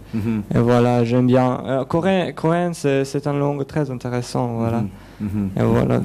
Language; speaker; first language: French; non-native, learner; Serbian